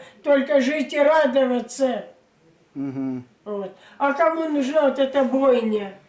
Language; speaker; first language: Russian; native; Russian